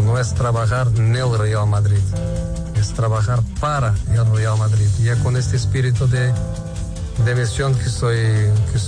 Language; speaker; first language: Spanish; non-native, fluent; Portuguese